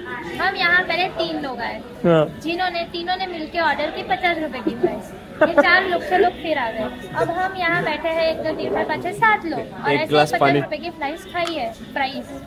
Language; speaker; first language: Hindi; native; Hindi